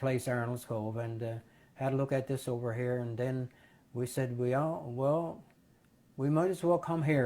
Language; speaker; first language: English; native; English